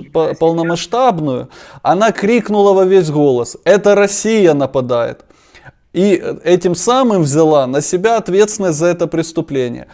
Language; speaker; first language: Russian; non-native, local second language; Ukrainian